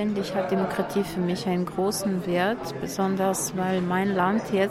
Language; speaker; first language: German; non-native, fluent; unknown